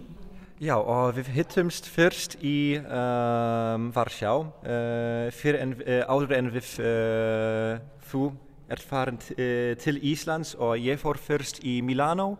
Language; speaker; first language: Icelandic; non-native, fluent; Polish